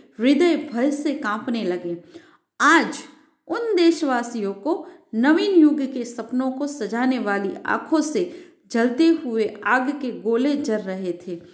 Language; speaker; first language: Hindi; non-native, local second language; Gujarati